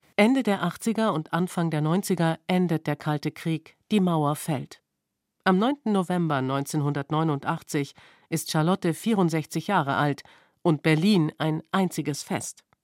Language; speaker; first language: German; native; German